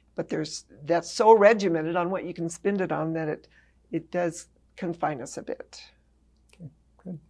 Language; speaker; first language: English; native; English